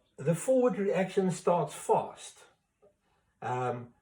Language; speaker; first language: English; non-native, local second language; Afrikaans